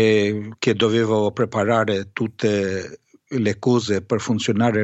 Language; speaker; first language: Italian; non-native, fluent; Albanian